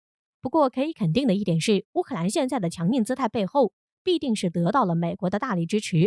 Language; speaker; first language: Chinese; native; Chinese